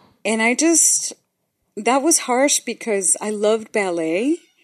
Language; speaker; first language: English; non-native, fluent; Spanish